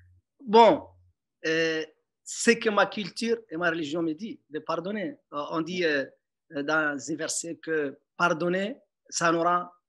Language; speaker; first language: French; non-native, local second language; Arabic